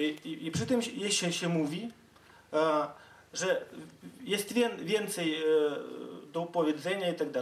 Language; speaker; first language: Polish; non-native, fluent; Ukrainian